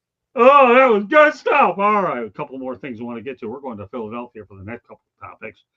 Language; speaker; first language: English; native; English